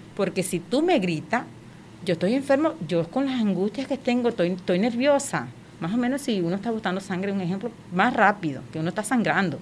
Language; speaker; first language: Spanish; non-native, local second language; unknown